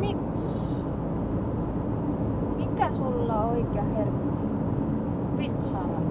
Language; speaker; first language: Finnish; non-native, learner; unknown